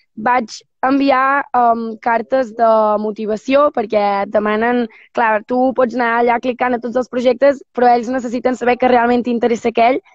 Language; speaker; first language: Catalan; native; Catalan